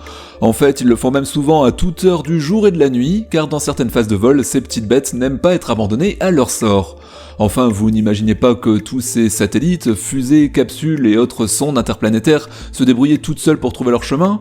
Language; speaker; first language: French; native; French